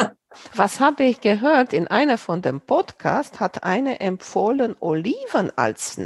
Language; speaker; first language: German; non-native, fluent; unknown